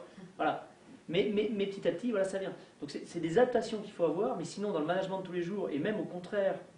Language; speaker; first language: French; native; French